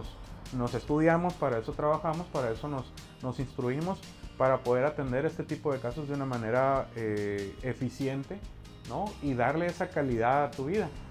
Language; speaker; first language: Spanish; native; Spanish